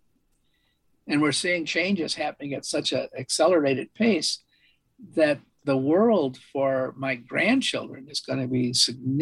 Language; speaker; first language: English; native; English